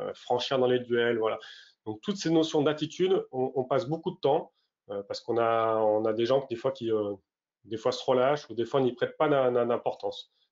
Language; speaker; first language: French; native; French